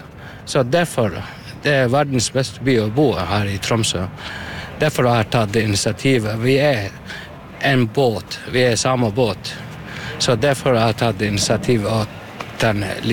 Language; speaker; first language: Norwegian; non-native, learner; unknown